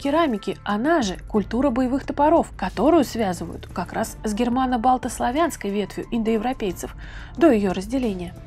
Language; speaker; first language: Russian; native; Russian